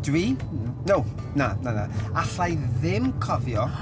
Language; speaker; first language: Welsh; non-native, learner; English